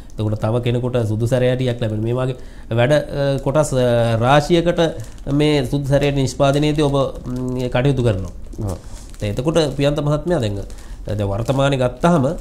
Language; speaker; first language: Sinhala; native; Sinhala